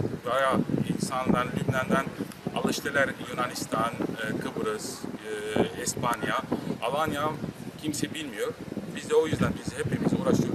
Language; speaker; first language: Turkish; non-native, learner; Arabic